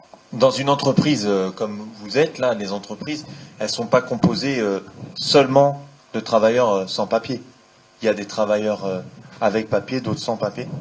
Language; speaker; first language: French; native; French